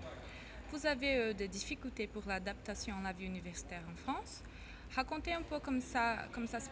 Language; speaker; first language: French; non-native, learner; Portuguese